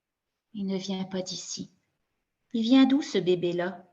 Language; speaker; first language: French; native; French